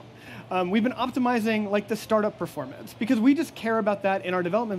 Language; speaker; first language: English; native; English